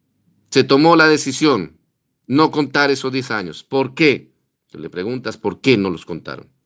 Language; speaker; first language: Spanish; native; Spanish